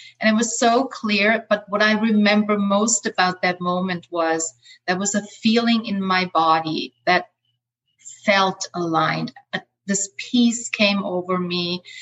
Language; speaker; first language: English; non-native, fluent; German